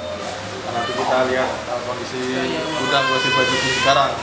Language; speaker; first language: Indonesian; native; Indonesian